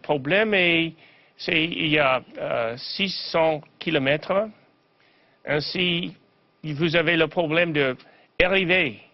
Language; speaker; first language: French; non-native, fluent; English